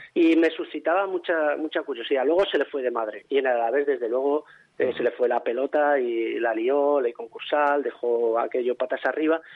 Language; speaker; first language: Spanish; native; Spanish